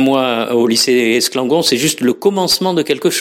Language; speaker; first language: French; native; French